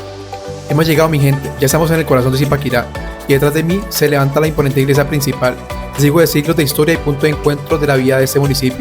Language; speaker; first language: Spanish; native; Spanish